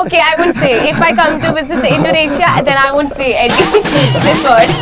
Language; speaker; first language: English; non-native, local second language; Hindi